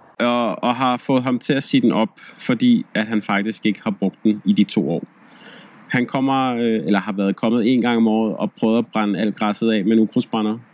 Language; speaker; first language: Danish; native; Danish